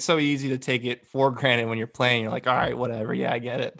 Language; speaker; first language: English; native; English